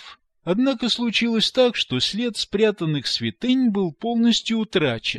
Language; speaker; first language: Russian; native; Russian